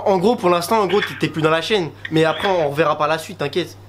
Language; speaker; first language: French; native; French